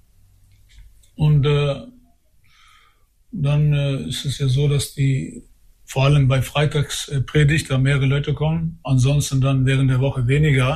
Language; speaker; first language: German; early bilingual, other home language; Albanian